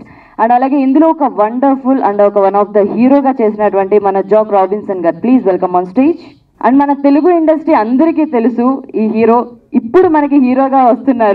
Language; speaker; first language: Telugu; native; Telugu